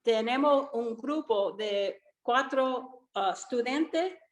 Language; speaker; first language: Spanish; early bilingual, other home language; Italian